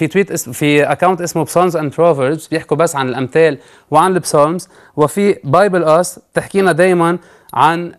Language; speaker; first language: Arabic; native; Arabic